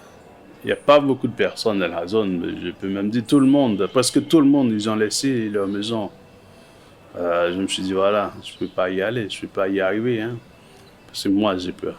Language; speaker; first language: French; non-native, local second language; Haitian Creole